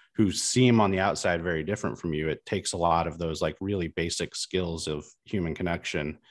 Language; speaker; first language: English; native; English